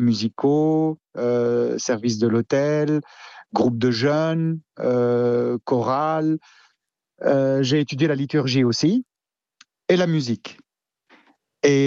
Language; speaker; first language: French; non-native, local second language; Arabic